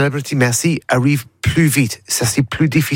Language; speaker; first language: French; non-native, learner; English